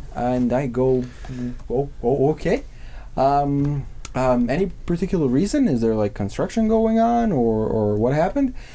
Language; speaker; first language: English; non-native, fluent; Serbian